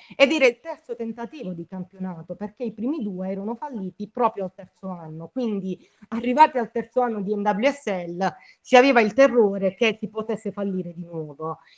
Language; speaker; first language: Italian; native; Italian